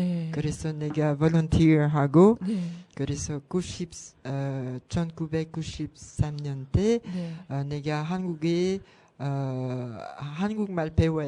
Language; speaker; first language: Korean; non-native, learner; French